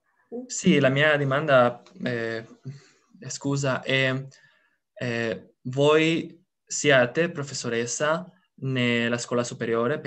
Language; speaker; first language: Italian; non-native, learner; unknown